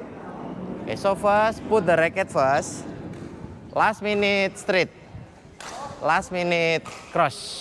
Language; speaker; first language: English; non-native, fluent; Indonesian